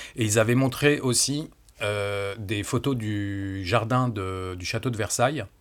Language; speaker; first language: French; native; French